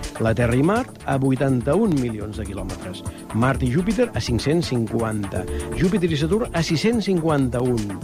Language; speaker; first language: Catalan; native; Catalan